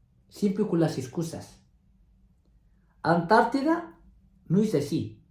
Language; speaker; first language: Spanish; non-native, fluent; Arabic